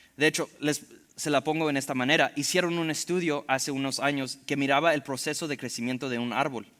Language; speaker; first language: Spanish; early bilingual, heritage; Spanish